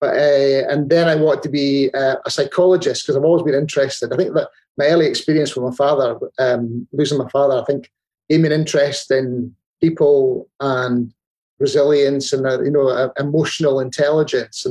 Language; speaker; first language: English; native; English